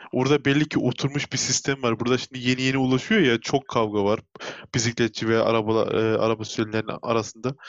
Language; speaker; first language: Turkish; early bilingual, heritage; Turkish